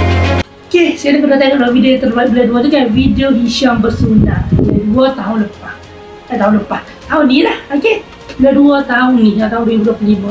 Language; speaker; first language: Malay; native; Malay